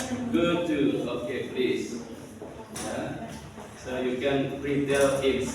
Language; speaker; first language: English; non-native, learner; Indonesian